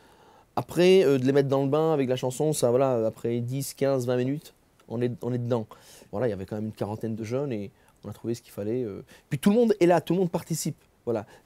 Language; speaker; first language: French; native; French